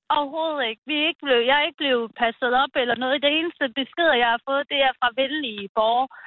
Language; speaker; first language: Danish; early bilingual, other home language; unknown